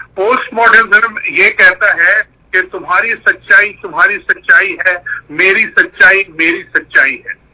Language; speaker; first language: Urdu; non-native, local second language; Punjabi